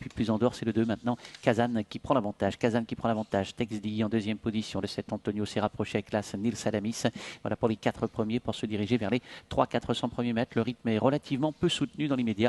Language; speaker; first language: French; native; French